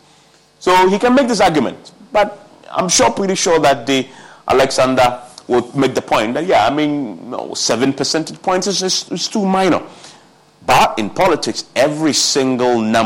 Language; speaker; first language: English; non-native, local second language; Akan